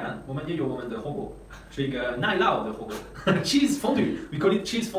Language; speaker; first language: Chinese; non-native, fluent; French